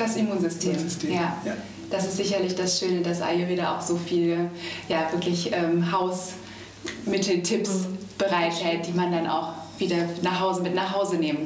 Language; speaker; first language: German; native; German